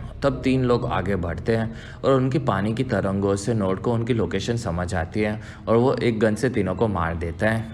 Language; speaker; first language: Hindi; native; Hindi